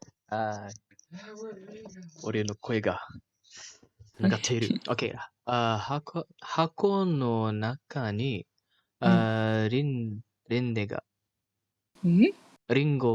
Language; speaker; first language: Japanese; non-native, learner; Malay